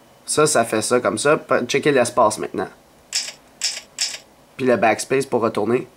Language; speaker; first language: French; native; French